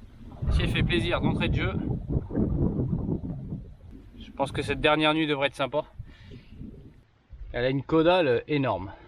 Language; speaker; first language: French; native; French